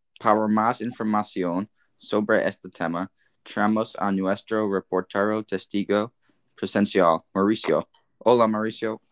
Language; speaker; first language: Spanish; non-native, learner; English